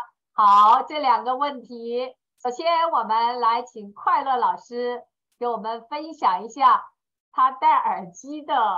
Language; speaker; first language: Chinese; native; Chinese